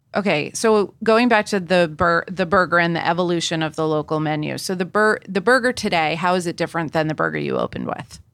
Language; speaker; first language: English; native; English